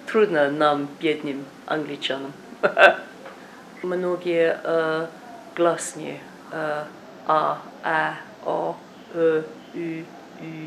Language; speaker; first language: Russian; non-native, learner; English